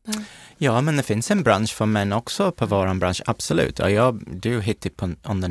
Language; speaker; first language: Swedish; non-native, learner; English